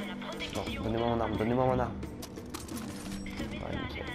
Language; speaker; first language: French; native; French